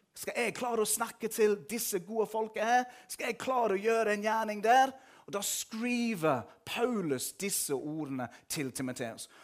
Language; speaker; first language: Norwegian; non-native, fluent; English